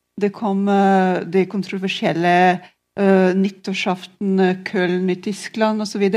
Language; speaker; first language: Norwegian; non-native, fluent; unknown